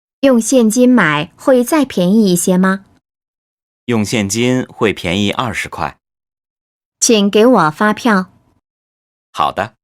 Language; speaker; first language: Chinese; non-native, fluent; Korean